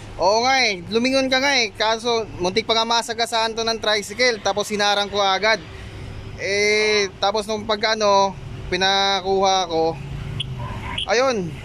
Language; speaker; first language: Filipino; native; Filipino